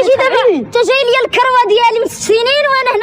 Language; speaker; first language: Arabic; native; Arabic